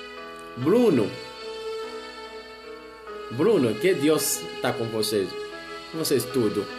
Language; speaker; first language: Portuguese; non-native, learner; Haitian Creole